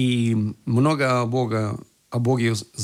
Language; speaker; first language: Russian; non-native, fluent; Spanish